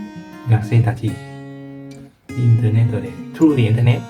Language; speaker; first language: Japanese; non-native, learner; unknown